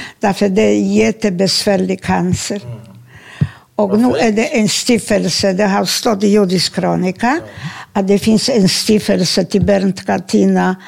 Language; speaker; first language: Swedish; non-native, fluent; Polish